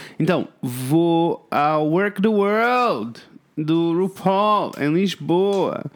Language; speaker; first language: Portuguese; native; Portuguese